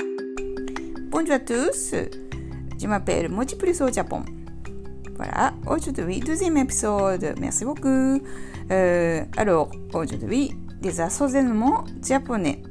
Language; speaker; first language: French; non-native, learner; Japanese